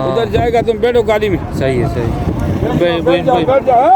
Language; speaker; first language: Hindi; non-native, learner; Bangla